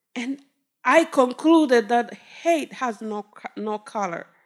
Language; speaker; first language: English; non-native, local second language; Kinyarwanda